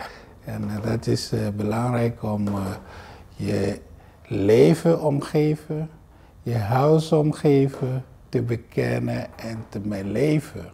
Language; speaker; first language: Dutch; non-native, learner; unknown